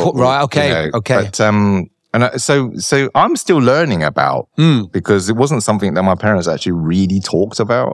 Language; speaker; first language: English; native; English